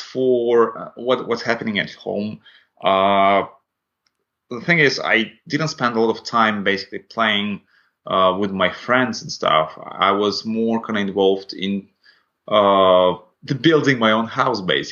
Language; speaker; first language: English; non-native, fluent; Russian